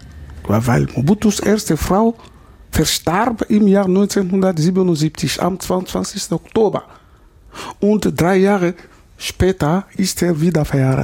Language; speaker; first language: German; non-native, learner; Lingala